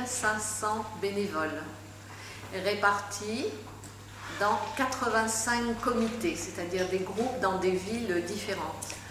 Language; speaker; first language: French; native; French